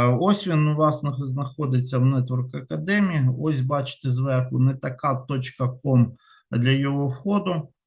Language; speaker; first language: Ukrainian; non-native, local second language; Russian